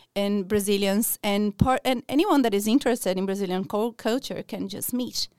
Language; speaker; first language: English; non-native, fluent; Portuguese